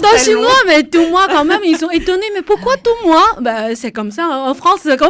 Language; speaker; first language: French; non-native, fluent; Chinese